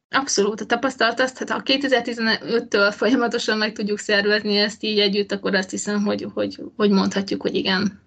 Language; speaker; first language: Hungarian; native; Hungarian